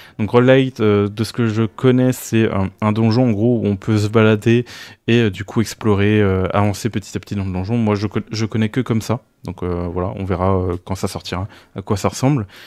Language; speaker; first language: French; native; French